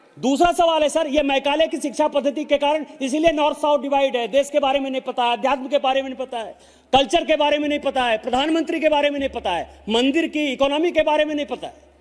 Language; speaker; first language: Hindi; native; Hindi